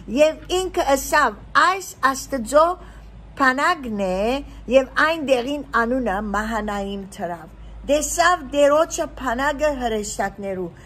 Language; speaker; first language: Armenian; early bilingual, heritage; Armenian